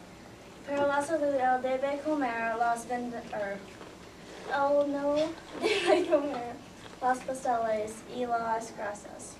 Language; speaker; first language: Spanish; non-native, learner; English